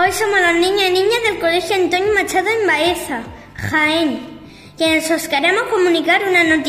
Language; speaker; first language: Spanish; native; Spanish